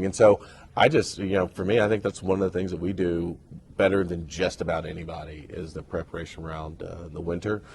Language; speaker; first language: English; native; English